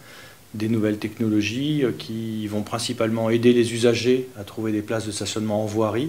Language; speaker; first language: French; native; French